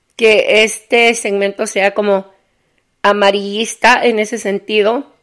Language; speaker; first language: Spanish; early bilingual, heritage; Spanish